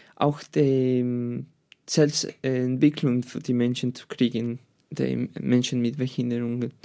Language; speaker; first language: German; non-native, learner; Spanish